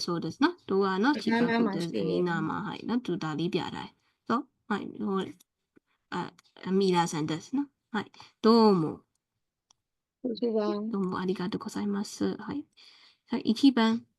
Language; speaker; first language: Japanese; non-native, fluent; Burmese